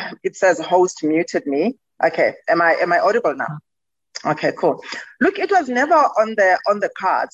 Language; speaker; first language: English; non-native, local second language; Xhosa